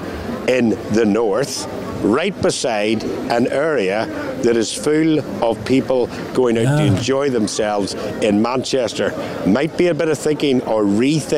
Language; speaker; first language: English; native; English